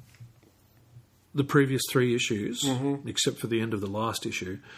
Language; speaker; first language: English; native; English